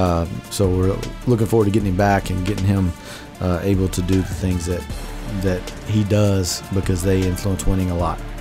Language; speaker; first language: English; native; English